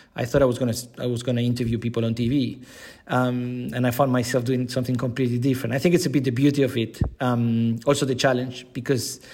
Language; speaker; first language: English; non-native, fluent; Spanish